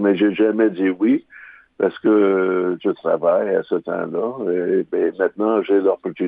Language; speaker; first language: French; non-native, local second language; English